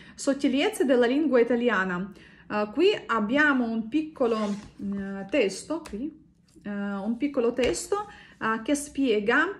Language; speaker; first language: Italian; non-native, fluent; Russian